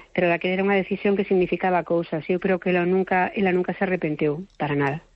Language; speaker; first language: Galician; non-native, local second language; Spanish